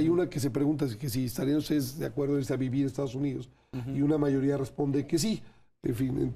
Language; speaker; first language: Spanish; native; Spanish